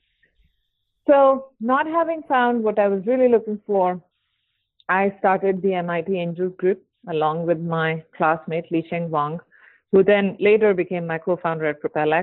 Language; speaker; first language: English; non-native, local second language; Hindi